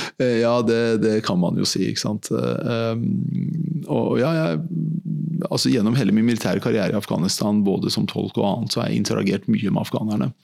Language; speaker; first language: Norwegian; early bilingual, other home language; Persian